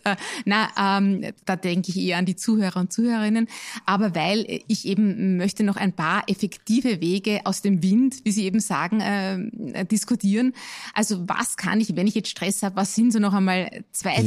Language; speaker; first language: German; native; German